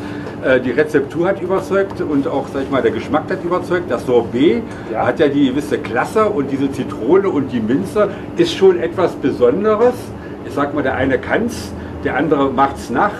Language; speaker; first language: German; native; German